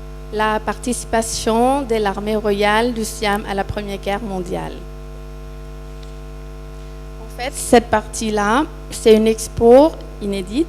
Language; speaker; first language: French; non-native, fluent; Thai